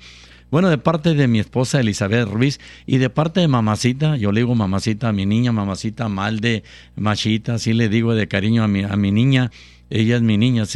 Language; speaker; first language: Spanish; native; Spanish